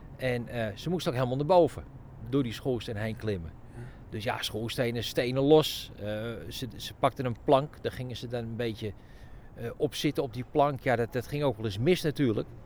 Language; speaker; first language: Dutch; native; Dutch